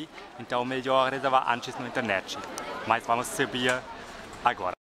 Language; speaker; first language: Portuguese; non-native, fluent; German